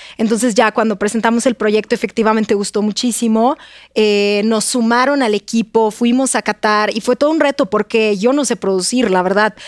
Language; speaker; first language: Spanish; non-native, fluent; Russian